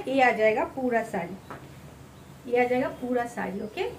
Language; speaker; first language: Hindi; non-native, fluent; Bangla